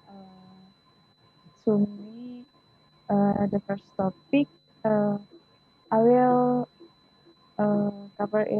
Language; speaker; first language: English; non-native, learner; Indonesian